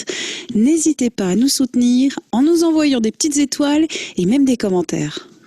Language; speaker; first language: French; native; French